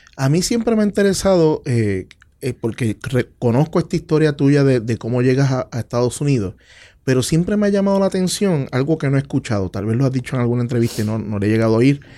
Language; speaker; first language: Spanish; native; Spanish